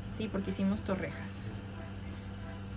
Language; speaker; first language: Spanish; native; Spanish